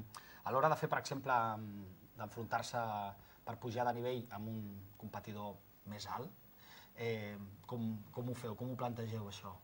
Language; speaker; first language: Catalan; native; Catalan